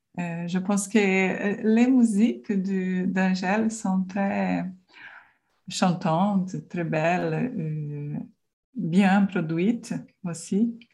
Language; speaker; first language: French; non-native, learner; Portuguese